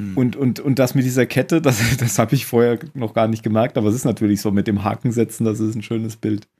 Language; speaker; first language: German; native; German